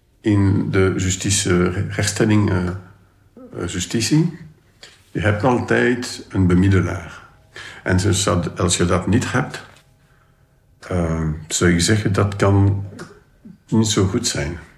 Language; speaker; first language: Dutch; non-native, local second language; French